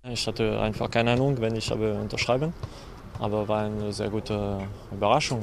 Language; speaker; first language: German; non-native, learner; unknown